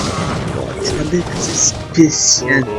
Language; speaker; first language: French; native; French